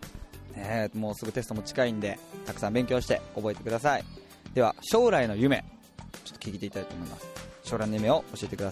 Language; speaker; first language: Japanese; native; Japanese